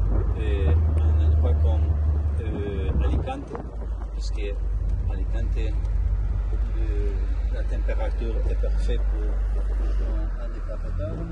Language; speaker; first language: French; non-native, learner; Spanish